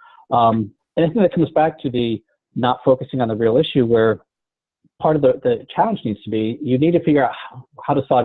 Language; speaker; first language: English; native; English